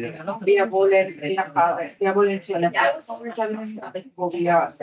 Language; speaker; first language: German; non-native, fluent; Italian